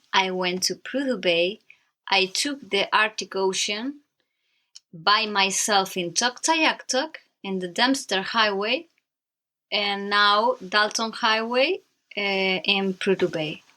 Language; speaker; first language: English; non-native, learner; Spanish